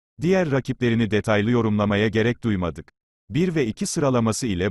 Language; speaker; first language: Turkish; native; Turkish